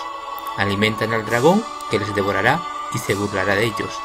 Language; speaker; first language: Spanish; native; Spanish